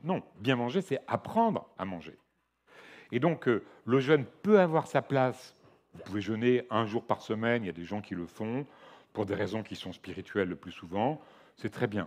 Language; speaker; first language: French; native; French